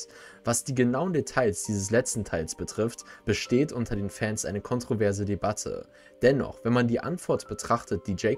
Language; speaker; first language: German; native; German